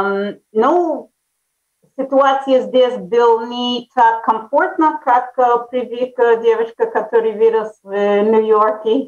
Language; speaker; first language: Russian; early bilingual, heritage; Russian